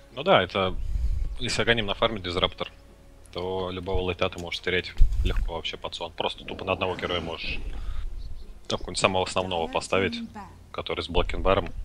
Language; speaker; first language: Russian; native; Russian